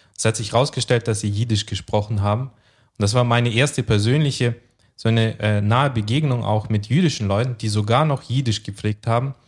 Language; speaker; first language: German; early bilingual, other home language; Russian